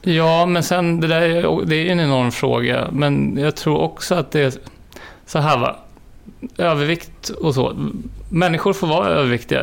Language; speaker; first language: Swedish; native; Swedish